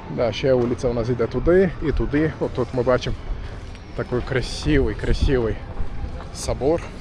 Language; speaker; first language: Ukrainian; non-native, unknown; Turkish